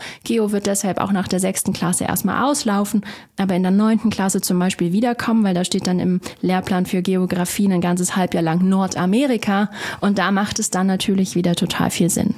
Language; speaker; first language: German; native; German